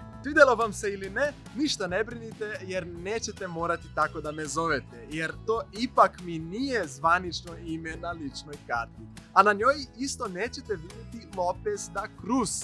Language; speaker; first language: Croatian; non-native, fluent; Portuguese